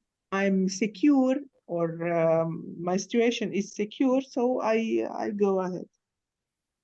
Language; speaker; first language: English; non-native, learner; Arabic